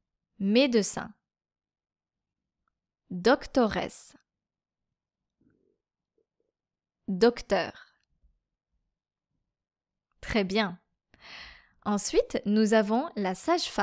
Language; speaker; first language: French; native; French